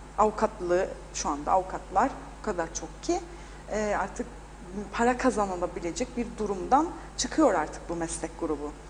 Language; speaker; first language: Turkish; native; Turkish